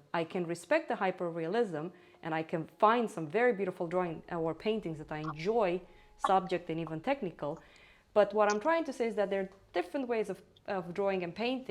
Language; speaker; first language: English; non-native, fluent; Romanian